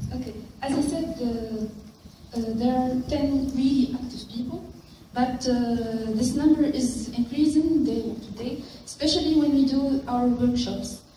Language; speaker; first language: English; non-native, local second language; Arabic